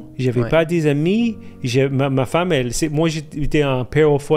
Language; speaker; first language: French; non-native, fluent; English